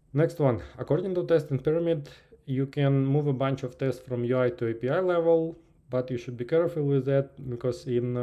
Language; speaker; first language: English; non-native, fluent; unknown